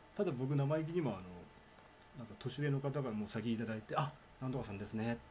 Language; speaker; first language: Japanese; native; Japanese